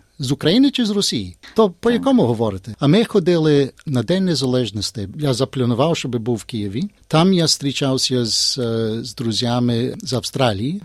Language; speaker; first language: Ukrainian; early bilingual, heritage; Ukrainian